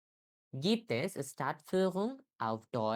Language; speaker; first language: German; non-native, learner; Bangla